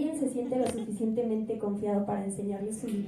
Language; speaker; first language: Spanish; native; Spanish